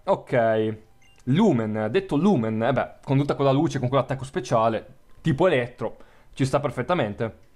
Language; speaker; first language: Italian; native; Italian